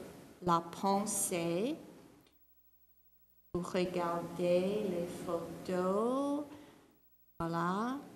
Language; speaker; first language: French; non-native, fluent; English